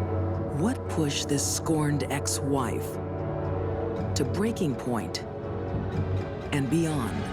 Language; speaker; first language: English; native; English